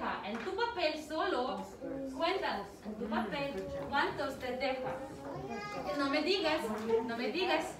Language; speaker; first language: Spanish; early bilingual, heritage; Spanish